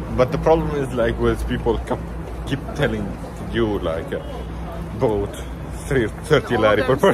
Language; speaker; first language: English; non-native, fluent; Arabic